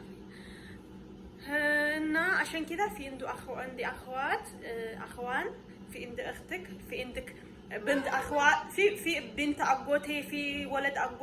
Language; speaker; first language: Arabic; non-native, fluent; Amharic